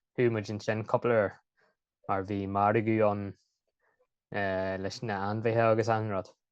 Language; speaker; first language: Irish; native; Irish